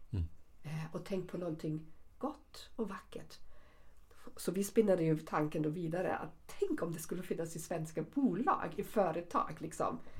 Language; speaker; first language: Swedish; early bilingual, other home language; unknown